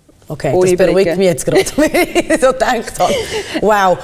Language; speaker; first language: German; native; German